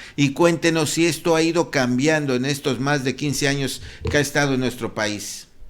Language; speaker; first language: Spanish; native; Spanish